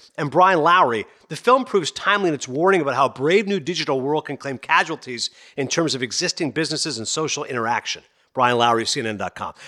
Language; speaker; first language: English; native; English